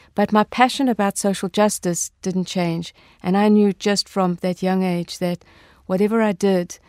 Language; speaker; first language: English; native; English